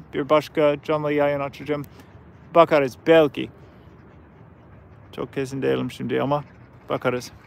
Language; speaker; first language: Turkish; non-native, learner; English